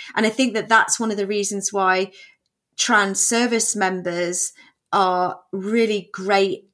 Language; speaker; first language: English; native; English